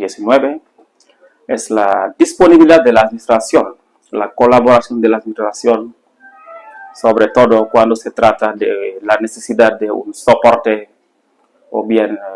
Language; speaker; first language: Spanish; non-native, fluent; Serer